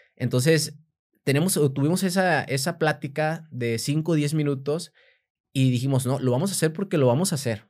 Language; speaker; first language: Spanish; native; Spanish